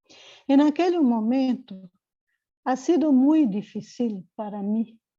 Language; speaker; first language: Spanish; non-native, learner; Portuguese